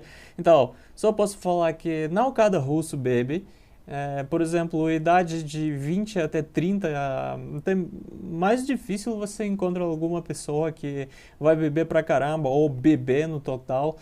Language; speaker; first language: Portuguese; non-native, learner; Russian